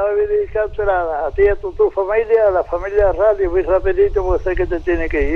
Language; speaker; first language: Spanish; native; Spanish